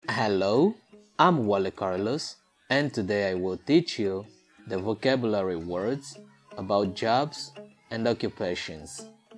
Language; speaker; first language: English; non-native, fluent; Portuguese